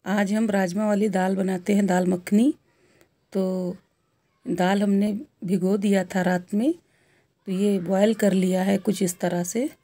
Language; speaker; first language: Hindi; native; Hindi